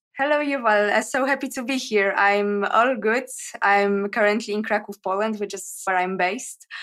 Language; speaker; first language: English; non-native, fluent; Polish